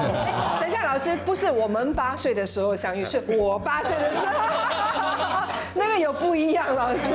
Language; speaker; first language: Chinese; native; Chinese